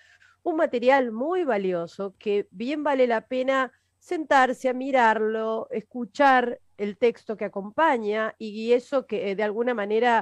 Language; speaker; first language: Spanish; native; Spanish